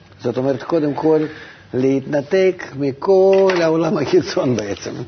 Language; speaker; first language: Hebrew; non-native, fluent; Russian